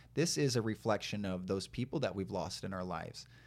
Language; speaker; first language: English; native; English